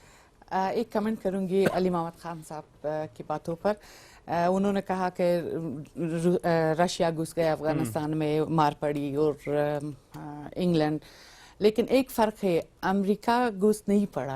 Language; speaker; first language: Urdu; non-native, learner; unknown